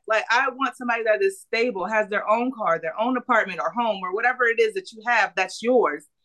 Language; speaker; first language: English; native; English